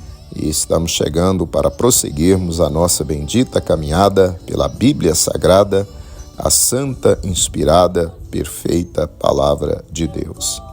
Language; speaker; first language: Portuguese; native; Portuguese